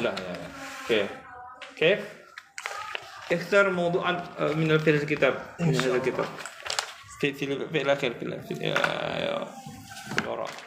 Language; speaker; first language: Arabic; non-native, fluent; Indonesian